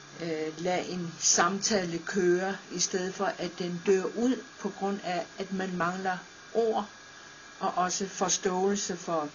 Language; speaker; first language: Danish; non-native, local second language; Kalaallisut